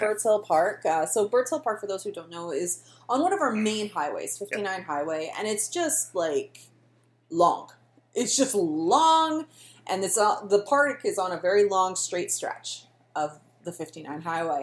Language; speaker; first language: English; native; English